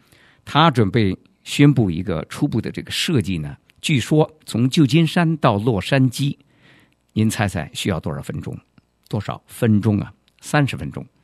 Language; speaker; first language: Chinese; native; Chinese